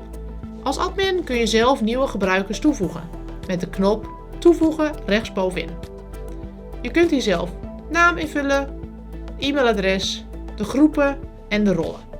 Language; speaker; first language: Dutch; native; Dutch